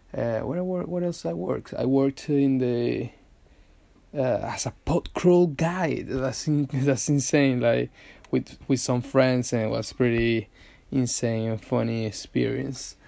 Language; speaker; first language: English; non-native, fluent; Spanish